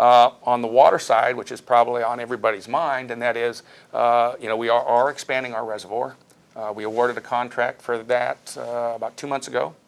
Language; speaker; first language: English; native; English